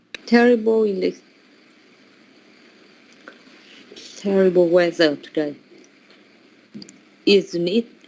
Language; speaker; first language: English; non-native, learner; Vietnamese